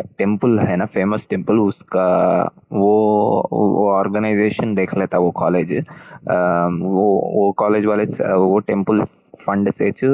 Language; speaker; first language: Hindi; native; Hindi